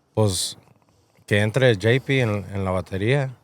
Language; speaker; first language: Spanish; early bilingual, heritage; Spanish